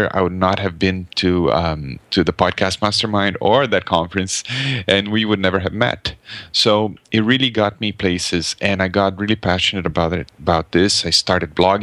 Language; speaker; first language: English; non-native, fluent; Portuguese